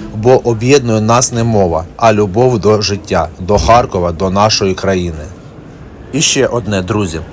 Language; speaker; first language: Ukrainian; non-native, local second language; Russian